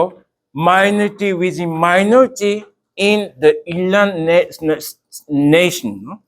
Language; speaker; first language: English; non-native, fluent; Japanese